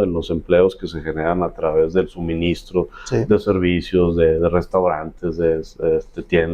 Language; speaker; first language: Spanish; native; Spanish